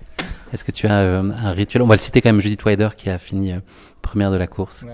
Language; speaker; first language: French; native; French